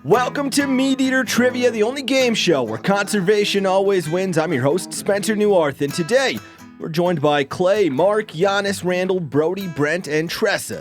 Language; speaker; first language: English; native; English